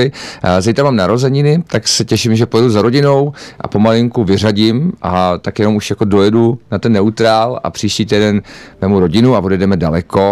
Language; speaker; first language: Czech; native; Czech